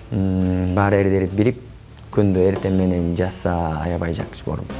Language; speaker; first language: Kyrgyz; non-native, learner; Japanese